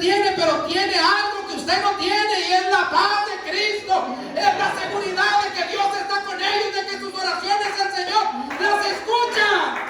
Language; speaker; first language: Spanish; native; Spanish